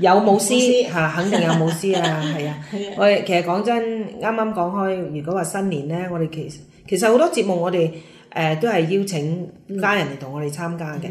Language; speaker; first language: Cantonese; native; Cantonese